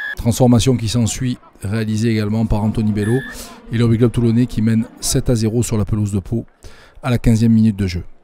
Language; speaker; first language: French; native; French